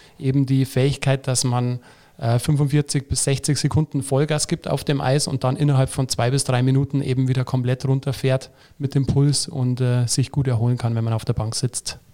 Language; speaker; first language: German; native; German